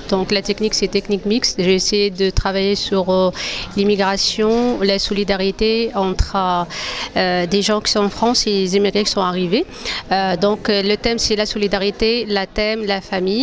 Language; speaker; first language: French; non-native, local second language; Arabic